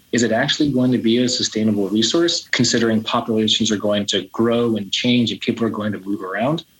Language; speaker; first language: English; native; English